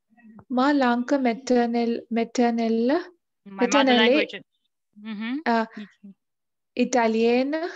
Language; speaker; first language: French; non-native, learner; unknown